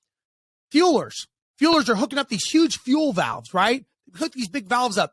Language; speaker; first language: English; native; English